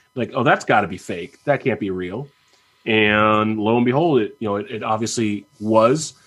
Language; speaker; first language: English; native; English